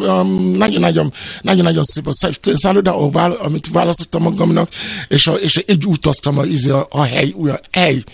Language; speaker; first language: Hungarian; non-native, learner; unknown